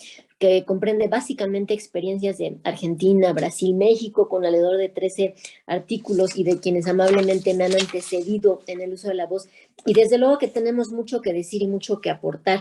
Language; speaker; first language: Spanish; native; Spanish